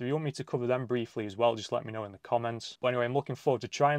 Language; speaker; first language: English; native; English